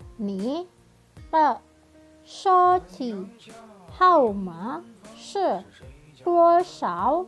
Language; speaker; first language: Chinese; non-native, fluent; Indonesian